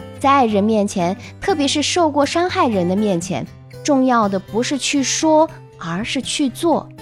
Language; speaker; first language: Chinese; native; Chinese